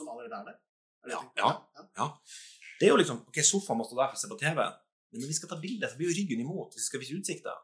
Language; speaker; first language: Norwegian; native; Norwegian